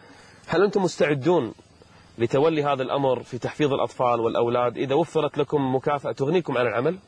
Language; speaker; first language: Arabic; native; Arabic